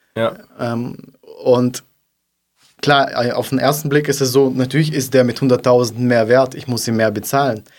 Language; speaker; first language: German; non-native, fluent; Russian